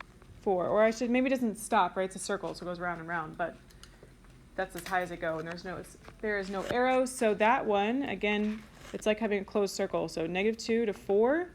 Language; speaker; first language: English; native; English